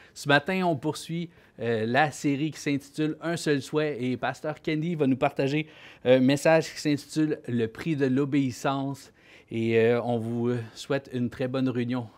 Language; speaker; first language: French; native; French